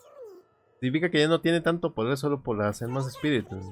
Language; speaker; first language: Spanish; native; Spanish